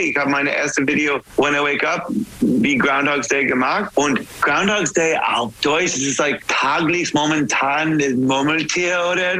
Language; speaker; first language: German; non-native, learner; English